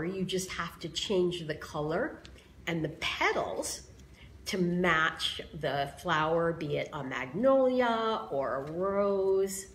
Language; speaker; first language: English; native; English